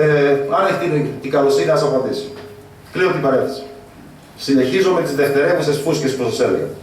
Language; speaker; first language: Greek; native; Greek